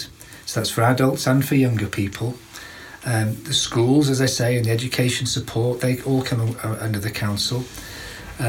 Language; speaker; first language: English; native; English